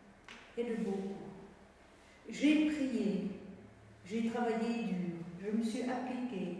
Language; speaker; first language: French; native; French